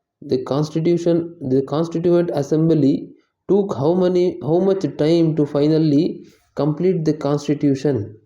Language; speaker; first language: English; non-native, local second language; Tamil